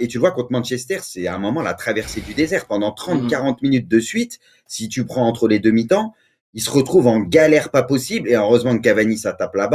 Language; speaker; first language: French; native; French